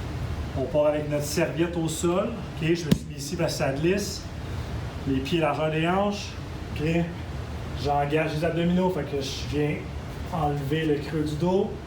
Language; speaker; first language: French; native; French